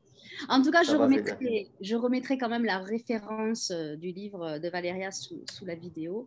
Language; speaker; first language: French; native; French